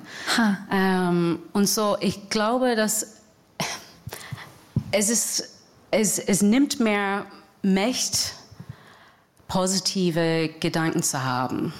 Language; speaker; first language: German; non-native, learner; English